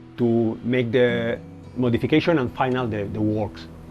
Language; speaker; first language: English; non-native, learner; Spanish